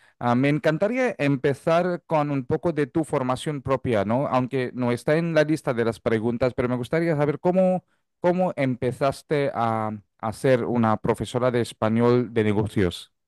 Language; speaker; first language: Spanish; non-native, fluent; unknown